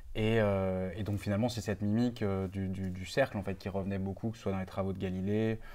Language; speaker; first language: French; native; French